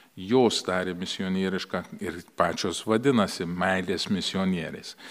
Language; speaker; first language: Lithuanian; early bilingual, heritage; Lithuanian